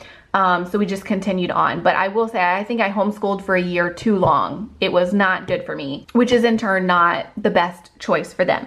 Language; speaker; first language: English; native; English